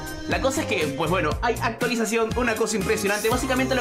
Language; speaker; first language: Spanish; native; Spanish